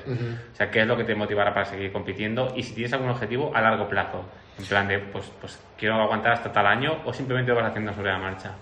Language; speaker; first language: Spanish; native; Spanish